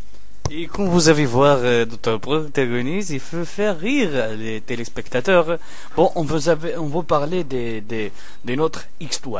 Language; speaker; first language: French; non-native, local second language; Arabic